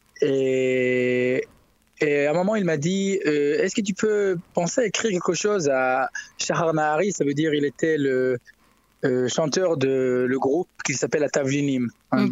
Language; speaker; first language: French; non-native, learner; Hebrew